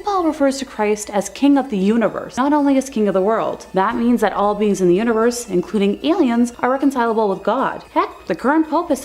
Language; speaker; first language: English; native; English